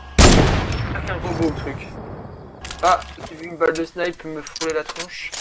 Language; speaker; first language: French; native; French